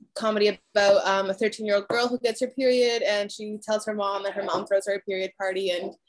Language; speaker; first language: English; early bilingual, other home language; Spanish